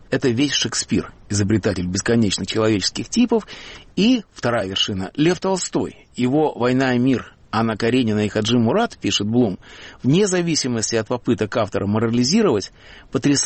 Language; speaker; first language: Russian; native; Russian